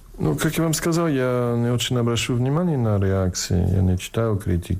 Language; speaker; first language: Russian; non-native, fluent; English